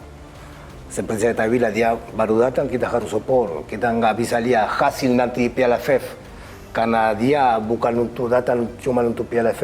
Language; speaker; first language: Indonesian; non-native, fluent; Spanish